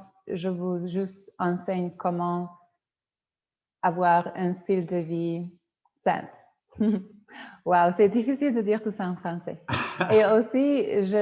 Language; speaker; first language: French; non-native, fluent; Polish